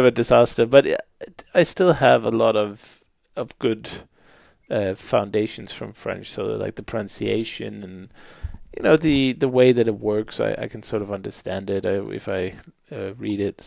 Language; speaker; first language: English; non-native, fluent; Danish